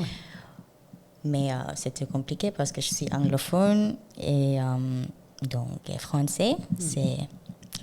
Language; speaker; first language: French; non-native, learner; Zulu